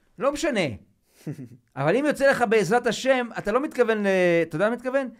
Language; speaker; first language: Hebrew; native; Hebrew